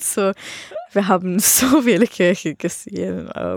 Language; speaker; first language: German; non-native, learner; English